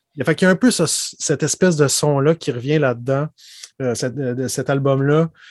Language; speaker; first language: French; native; French